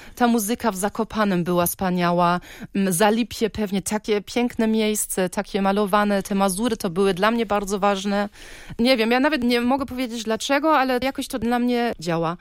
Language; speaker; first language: Polish; early bilingual, heritage; Polish